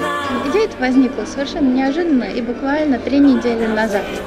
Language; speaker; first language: Russian; native; Russian